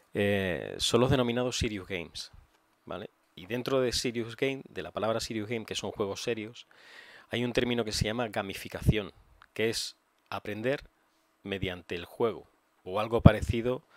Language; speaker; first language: Spanish; native; Spanish